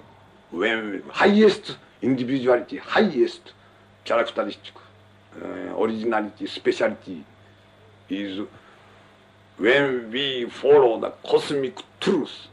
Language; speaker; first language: English; non-native, learner; Japanese